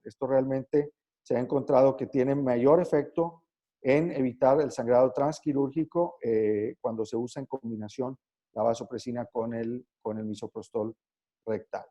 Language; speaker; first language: Spanish; native; Spanish